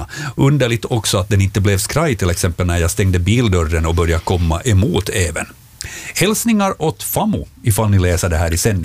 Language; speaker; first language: Swedish; native; Swedish